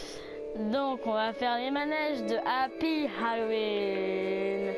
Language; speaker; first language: French; native; French